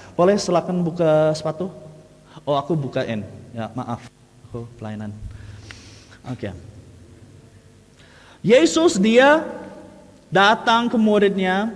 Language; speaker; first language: Indonesian; non-native, fluent; English